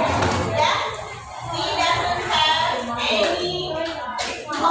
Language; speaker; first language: English; non-native, learner; Indonesian